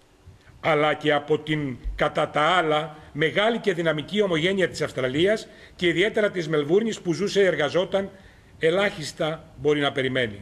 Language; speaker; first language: Greek; native; Greek